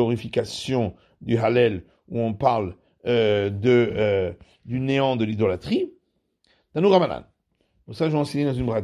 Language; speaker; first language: French; native; French